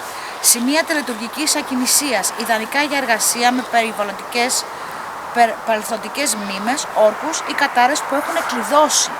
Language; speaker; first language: Greek; native; Greek